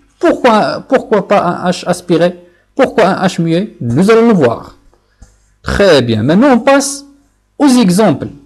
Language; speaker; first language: French; non-native, local second language; Arabic